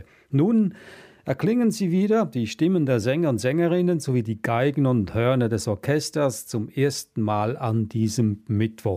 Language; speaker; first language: German; native; German